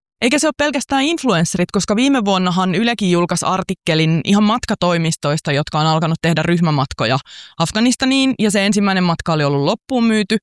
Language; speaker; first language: Finnish; native; Finnish